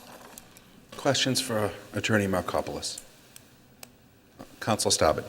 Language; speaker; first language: English; native; English